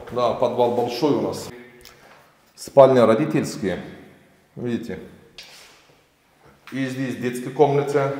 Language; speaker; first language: Russian; non-native, learner; Turkish